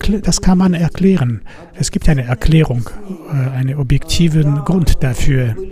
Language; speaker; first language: German; non-native, fluent; Russian